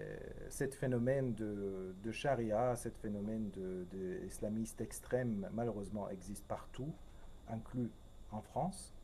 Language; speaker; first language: French; non-native, fluent; Persian